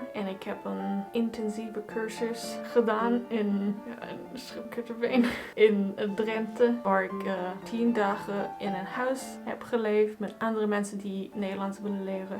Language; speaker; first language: Dutch; non-native, fluent; German